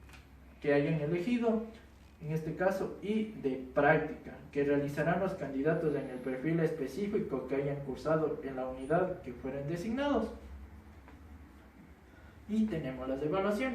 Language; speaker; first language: Spanish; native; Spanish